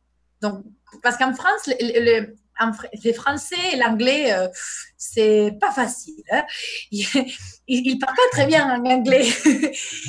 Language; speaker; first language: French; non-native, fluent; Spanish